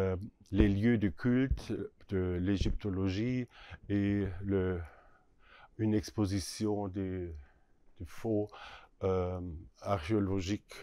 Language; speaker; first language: French; non-native, learner; German